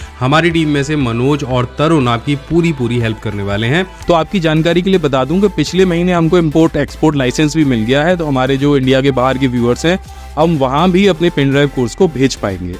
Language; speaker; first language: Hindi; native; Hindi